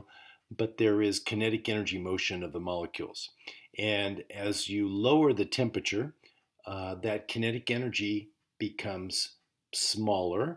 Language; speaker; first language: English; native; English